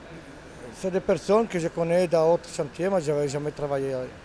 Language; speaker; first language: French; non-native, learner; Italian